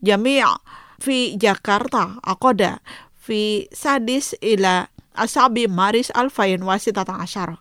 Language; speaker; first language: Arabic; non-native, fluent; Indonesian